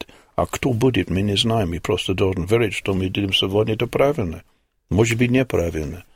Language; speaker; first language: Russian; non-native, learner; English